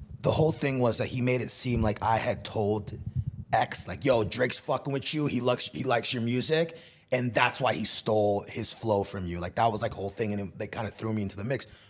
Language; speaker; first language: English; early bilingual, other home language; Spanish